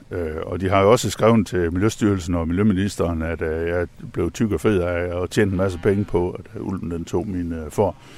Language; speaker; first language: Danish; native; Danish